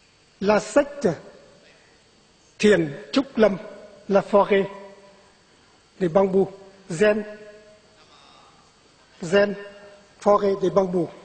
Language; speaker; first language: French; non-native, fluent; Vietnamese